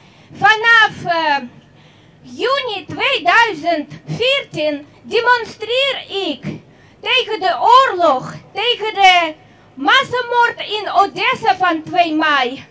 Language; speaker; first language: Dutch; non-native, fluent; Russian